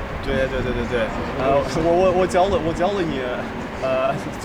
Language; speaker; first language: Chinese; non-native, learner; Ukrainian